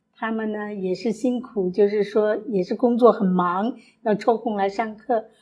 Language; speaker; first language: Chinese; early bilingual, other home language; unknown